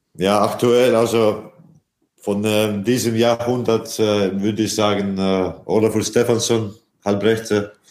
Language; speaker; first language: German; non-native, fluent; Latvian